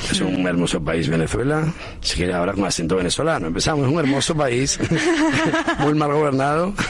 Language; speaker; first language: Spanish; native; Spanish